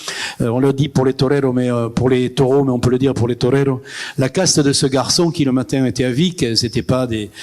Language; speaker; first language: French; native; French